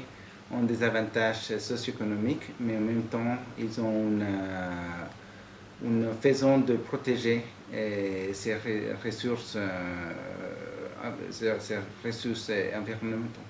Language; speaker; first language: French; non-native, fluent; Spanish